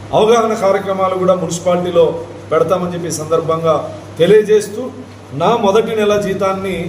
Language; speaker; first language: Telugu; native; Telugu